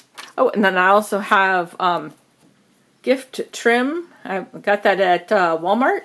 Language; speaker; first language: English; native; English